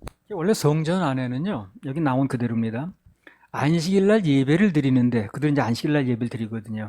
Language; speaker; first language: Korean; native; Korean